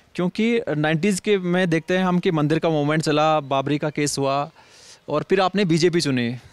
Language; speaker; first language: Hindi; native; Hindi